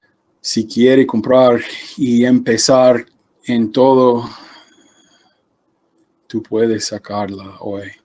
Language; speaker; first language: Spanish; non-native, learner; English